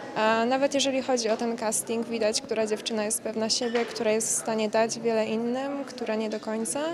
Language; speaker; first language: Polish; native; Polish